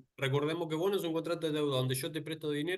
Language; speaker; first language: Spanish; native; Spanish